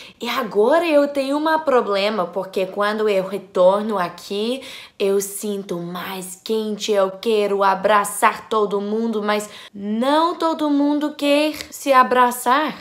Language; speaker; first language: Portuguese; non-native, learner; English